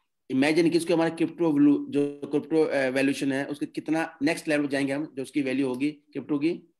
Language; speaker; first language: Hindi; native; Hindi